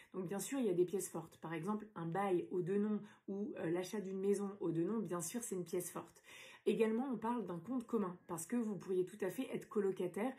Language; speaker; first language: French; native; French